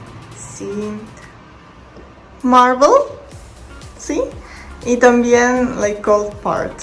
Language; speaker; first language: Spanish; non-native, learner; Russian